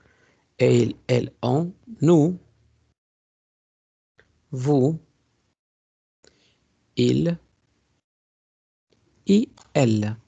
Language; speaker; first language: French; non-native, fluent; Spanish